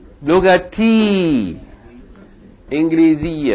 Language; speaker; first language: Arabic; non-native, fluent; English